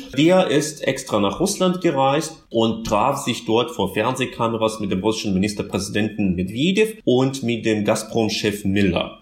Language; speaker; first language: German; non-native, fluent; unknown